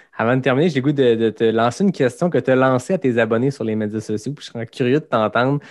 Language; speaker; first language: French; native; French